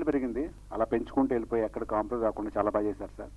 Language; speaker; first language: Telugu; native; Telugu